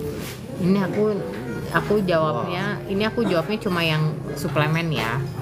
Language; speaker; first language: Indonesian; native; Indonesian